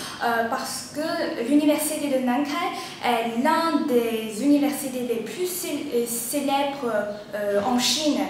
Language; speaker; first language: French; non-native, learner; Chinese